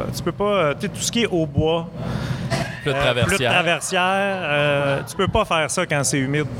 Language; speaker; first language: French; native; French